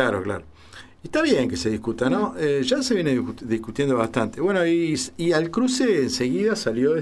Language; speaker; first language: Spanish; native; Spanish